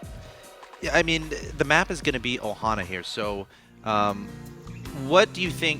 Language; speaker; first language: English; native; English